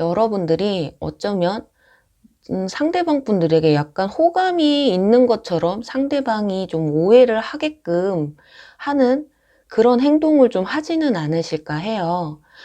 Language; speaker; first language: Korean; native; Korean